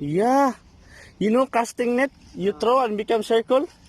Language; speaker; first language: English; non-native, local second language; Filipino